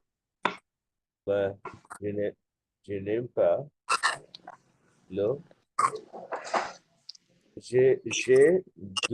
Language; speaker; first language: French; non-native, learner; Bangla